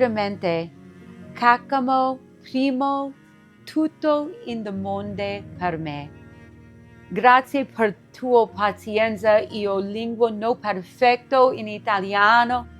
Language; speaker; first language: Italian; non-native, learner; English